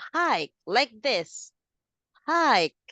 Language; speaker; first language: English; non-native, fluent; Filipino